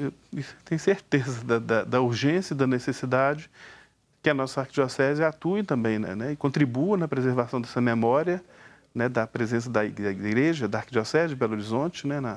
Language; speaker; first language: Portuguese; native; Portuguese